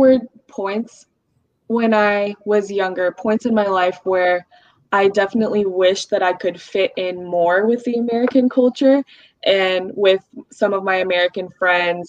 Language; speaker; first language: English; early bilingual, other home language; Russian